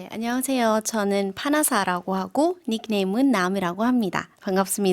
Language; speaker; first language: Korean; non-native, fluent; Thai